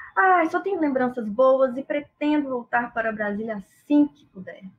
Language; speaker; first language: Portuguese; native; Portuguese